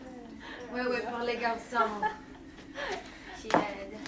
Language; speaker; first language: French; non-native, learner; English